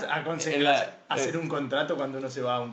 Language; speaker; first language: Spanish; native; Spanish